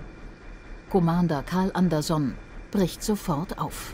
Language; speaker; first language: German; native; German